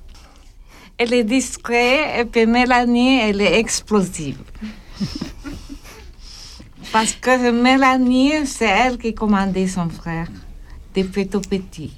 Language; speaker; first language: French; non-native, learner; Filipino